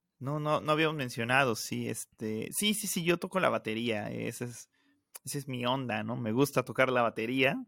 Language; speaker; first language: Spanish; native; Spanish